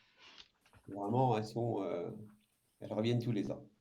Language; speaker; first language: French; native; French